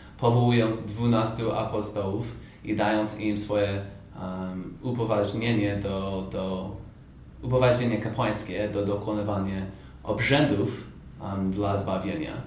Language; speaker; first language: Polish; non-native, fluent; English